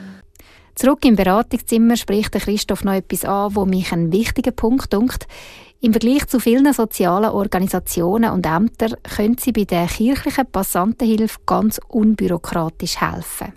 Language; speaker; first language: German; native; German